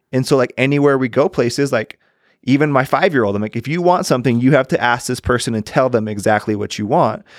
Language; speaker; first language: English; native; English